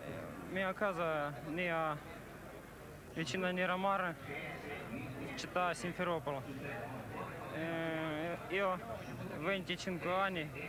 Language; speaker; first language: Italian; non-native, learner; Russian